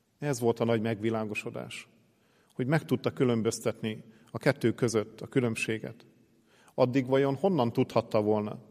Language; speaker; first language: Hungarian; native; Hungarian